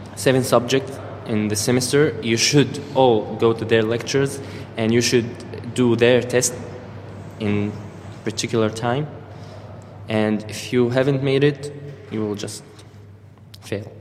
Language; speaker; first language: English; non-native, fluent; Arabic